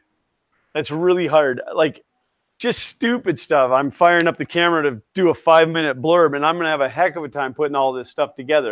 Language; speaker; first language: English; native; English